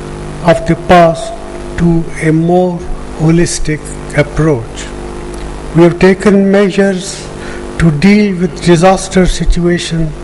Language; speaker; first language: English; non-native, local second language; Punjabi